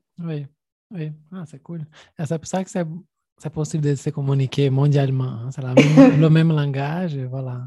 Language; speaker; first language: French; non-native, fluent; Portuguese